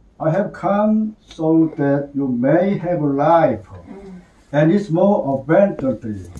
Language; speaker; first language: English; non-native, learner; Korean